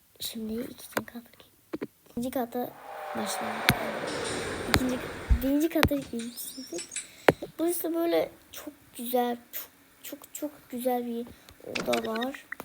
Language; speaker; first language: Turkish; early bilingual, heritage; Turkish